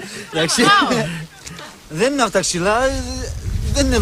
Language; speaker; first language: Greek; early bilingual, heritage; Turkish